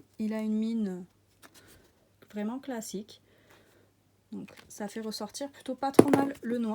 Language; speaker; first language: French; native; French